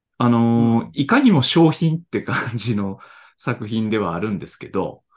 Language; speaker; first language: Japanese; native; Japanese